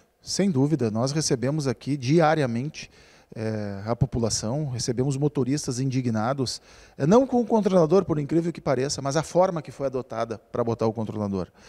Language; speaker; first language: Portuguese; native; Portuguese